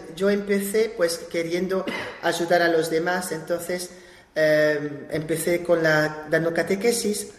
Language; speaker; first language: Spanish; non-native, fluent; French